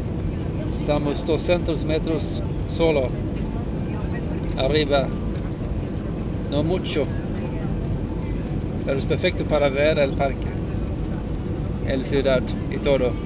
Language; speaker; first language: Spanish; non-native, learner; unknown